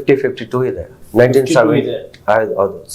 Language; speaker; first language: Kannada; non-native, local second language; Telugu